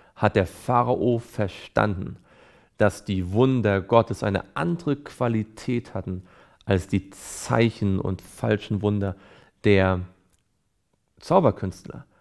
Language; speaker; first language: German; native; German